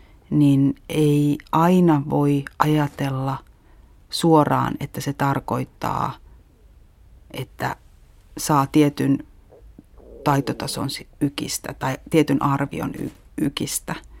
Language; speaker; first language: Finnish; native; Finnish